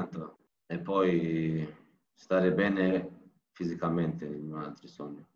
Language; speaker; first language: Italian; non-native, learner; Turkish